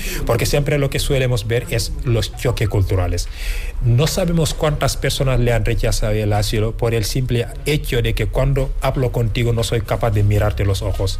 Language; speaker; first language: Spanish; non-native, fluent; Wolof